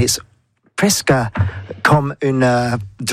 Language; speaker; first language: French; non-native, learner; English